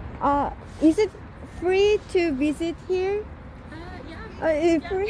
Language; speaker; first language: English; non-native, learner; Korean